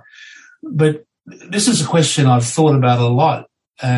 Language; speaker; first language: English; native; English